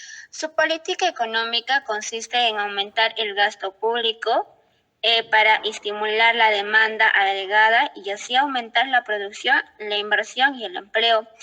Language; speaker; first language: Spanish; native; Spanish